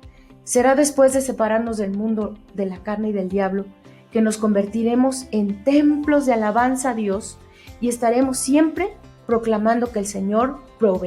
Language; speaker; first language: Spanish; native; Spanish